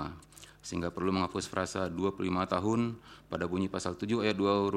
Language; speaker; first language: Indonesian; native; Indonesian